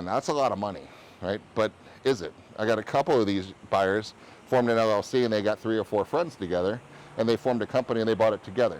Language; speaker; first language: English; native; English